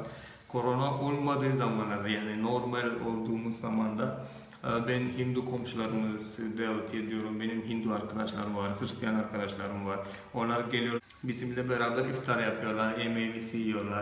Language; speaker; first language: Turkish; non-native, fluent; Malayalam